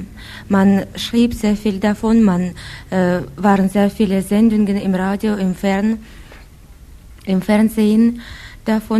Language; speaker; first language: German; non-native, fluent; Russian